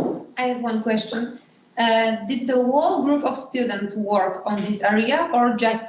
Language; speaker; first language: English; non-native, fluent; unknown